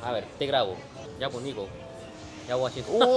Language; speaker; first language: Spanish; non-native, learner; Indonesian